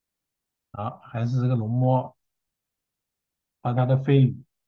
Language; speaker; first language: Chinese; native; Chinese